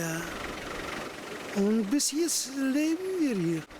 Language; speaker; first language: German; early bilingual, heritage; German